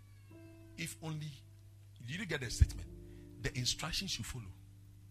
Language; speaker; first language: English; non-native, local second language; Akan